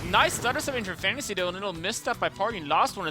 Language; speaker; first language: English; native; English